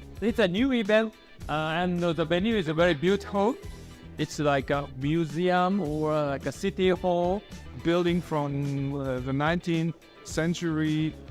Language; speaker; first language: English; non-native, fluent; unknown